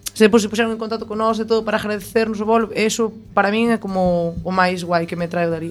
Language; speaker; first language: Galician; non-native, local second language; Spanish